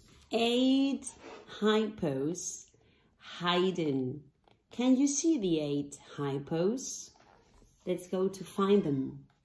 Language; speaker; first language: English; non-native, fluent; Spanish